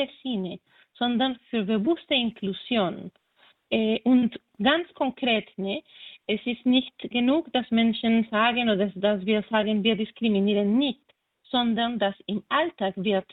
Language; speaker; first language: German; non-native, fluent; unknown